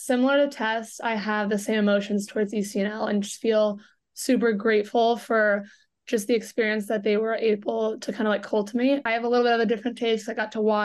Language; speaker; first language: English; native; English